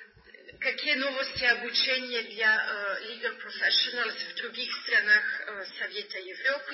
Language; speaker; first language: Russian; non-native, learner; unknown